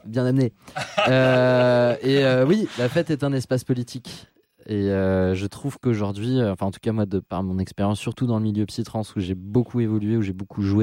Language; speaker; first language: French; native; French